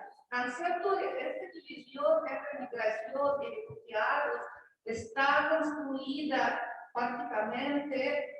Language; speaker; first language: Spanish; non-native, learner; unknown